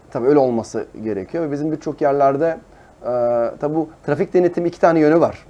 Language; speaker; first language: Turkish; early bilingual, heritage; Turkish